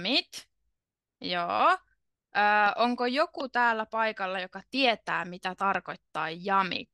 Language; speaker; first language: Finnish; native; Finnish